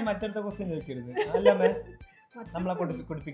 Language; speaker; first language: Malayalam; native; Malayalam